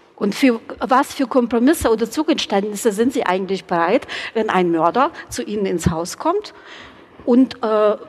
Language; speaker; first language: German; non-native, fluent; Ukrainian